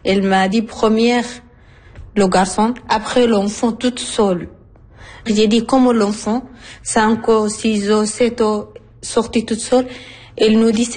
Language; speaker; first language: French; non-native, learner; Arabic